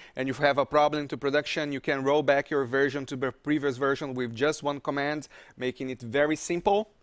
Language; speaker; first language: English; non-native, fluent; Portuguese